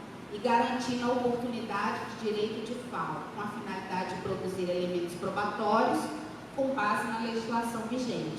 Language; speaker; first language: Portuguese; native; Portuguese